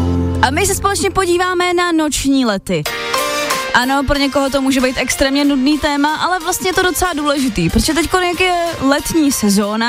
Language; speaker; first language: Czech; native; Czech